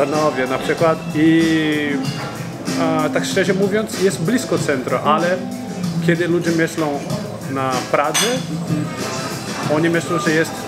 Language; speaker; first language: Polish; non-native, learner; Portuguese